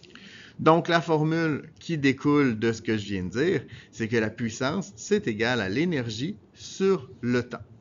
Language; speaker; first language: French; native; French